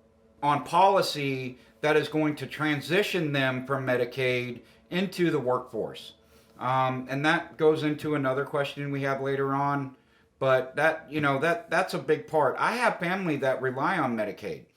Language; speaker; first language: English; native; English